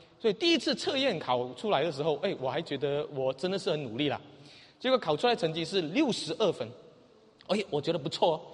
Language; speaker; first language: Chinese; native; Chinese